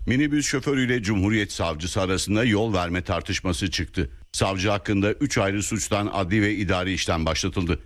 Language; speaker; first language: Turkish; native; Turkish